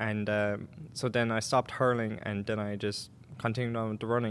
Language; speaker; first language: English; native; English